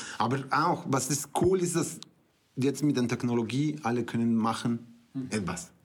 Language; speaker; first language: German; non-native, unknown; Spanish